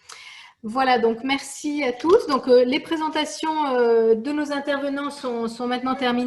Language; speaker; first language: French; native; French